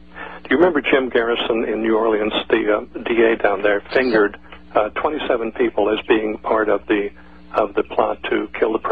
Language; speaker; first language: English; native; English